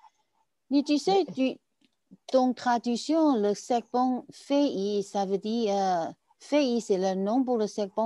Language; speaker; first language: French; non-native, learner; Chinese